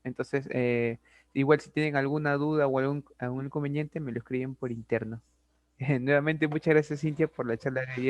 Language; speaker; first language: Spanish; native; Spanish